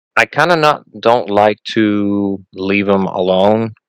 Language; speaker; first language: English; non-native, fluent; Spanish